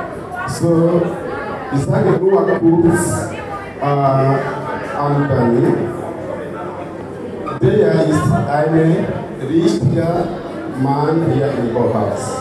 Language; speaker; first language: German; non-native, learner; Kinyarwanda